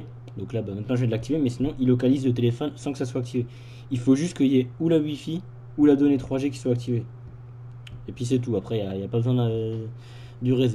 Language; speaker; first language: French; native; French